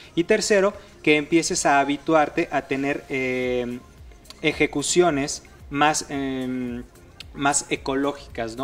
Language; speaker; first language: Spanish; native; Spanish